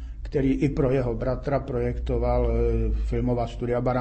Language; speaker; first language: Czech; native; Czech